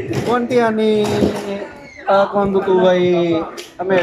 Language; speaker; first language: Italian; non-native, learner; Urdu